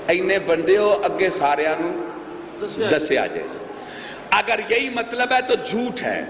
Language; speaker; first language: Urdu; non-native, local second language; Punjabi